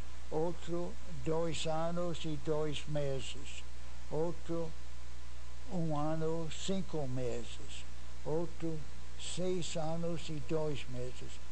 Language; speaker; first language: Portuguese; non-native, fluent; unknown